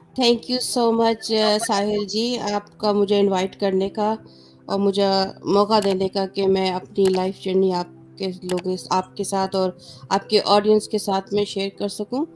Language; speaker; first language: Urdu; native; Urdu